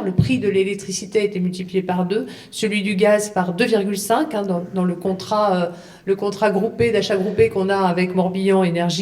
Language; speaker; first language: French; native; French